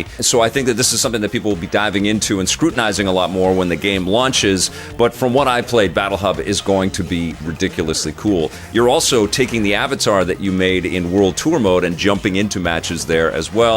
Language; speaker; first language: English; native; English